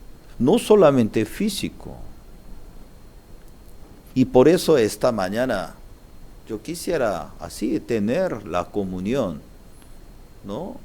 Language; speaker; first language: Spanish; non-native, learner; Korean